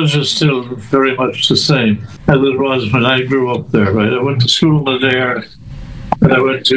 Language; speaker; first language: English; native; English